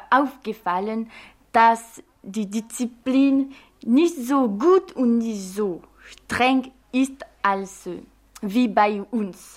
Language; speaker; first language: German; non-native, fluent; French